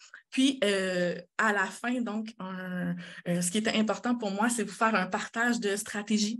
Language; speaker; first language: French; native; French